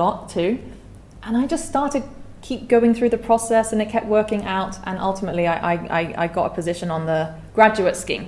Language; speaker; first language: English; native; English